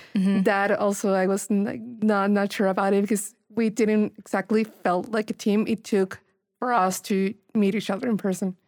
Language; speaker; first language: English; non-native, fluent; Spanish